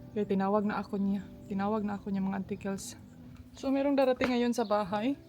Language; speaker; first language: Filipino; non-native, local second language; Cebuano